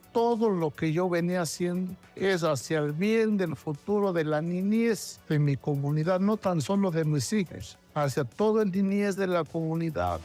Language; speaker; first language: Spanish; non-native, local second language; Zapotec